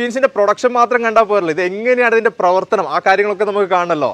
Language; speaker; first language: Malayalam; native; Malayalam